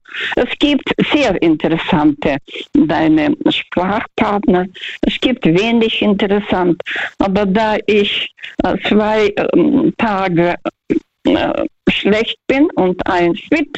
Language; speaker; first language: German; non-native, fluent; Russian